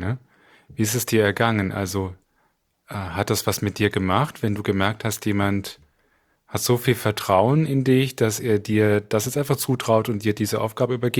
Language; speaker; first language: German; native; German